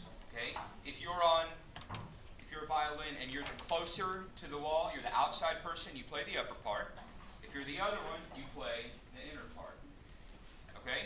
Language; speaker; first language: English; native; English